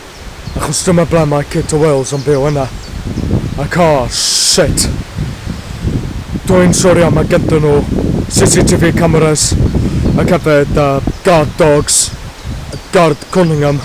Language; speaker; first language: Welsh; non-native, learner; English